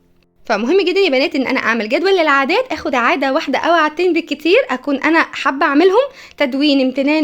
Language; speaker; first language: Arabic; native; Arabic